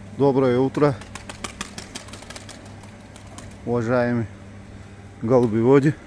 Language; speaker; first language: Russian; non-native, local second language; Uzbek